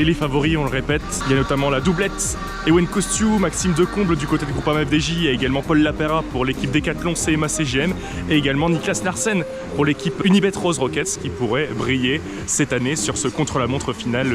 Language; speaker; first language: French; native; French